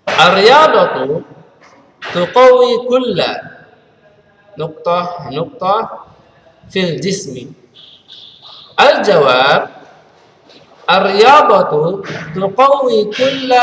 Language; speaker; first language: Arabic; non-native, fluent; Indonesian